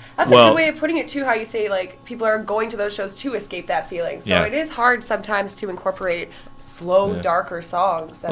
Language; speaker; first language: English; native; English